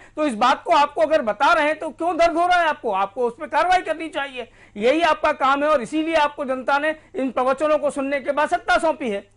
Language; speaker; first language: Hindi; native; Hindi